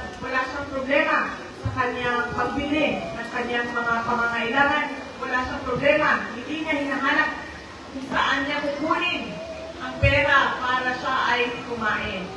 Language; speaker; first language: Filipino; non-native, local second language; Cebuano